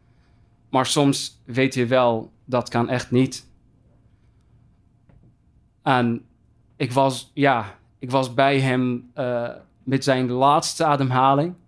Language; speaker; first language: Dutch; non-native, fluent; Arabic